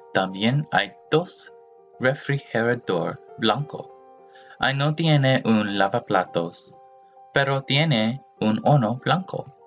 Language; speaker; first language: Spanish; non-native, learner; English